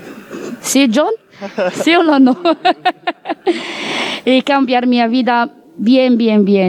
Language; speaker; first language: Spanish; non-native, learner; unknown